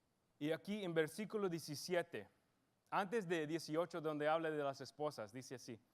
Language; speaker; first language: Spanish; early bilingual, heritage; English